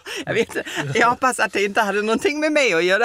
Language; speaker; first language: Swedish; non-native, fluent; German